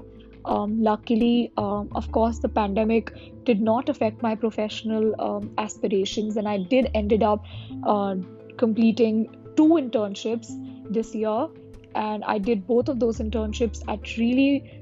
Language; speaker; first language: English; non-native, local second language; Hindi